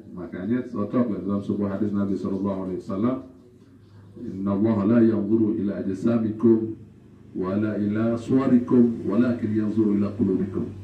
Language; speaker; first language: Malay; non-native, local second language; Sasak